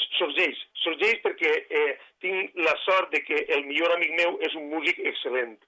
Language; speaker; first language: Catalan; non-native, local second language; Spanish